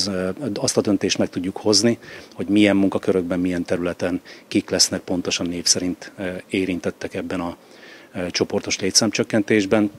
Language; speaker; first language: Hungarian; native; Hungarian